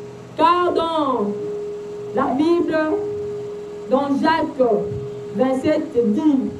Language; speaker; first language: French; non-native, local second language; Lingala